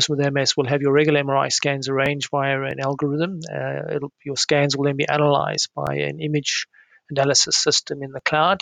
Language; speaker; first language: English; native; English